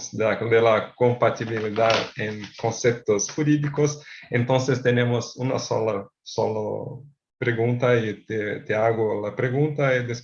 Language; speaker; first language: Spanish; non-native, fluent; Portuguese